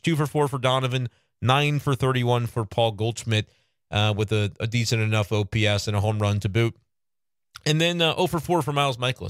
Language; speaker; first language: English; native; English